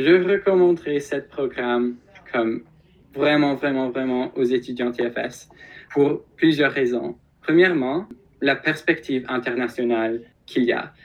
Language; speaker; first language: French; non-native, local second language; English